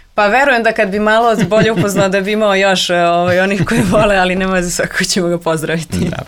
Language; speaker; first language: Serbian; native; Serbian